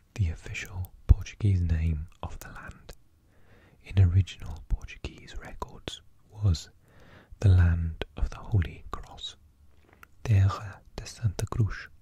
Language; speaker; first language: English; native; English